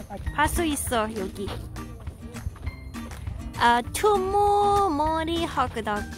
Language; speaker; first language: Korean; non-native, learner; Cantonese